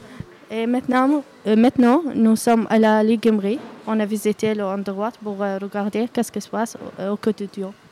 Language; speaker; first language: French; non-native, learner; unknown